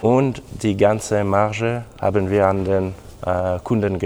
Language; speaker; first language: German; non-native, local second language; French